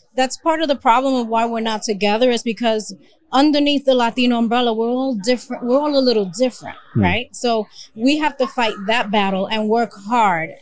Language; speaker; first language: English; early bilingual, other home language; Spanish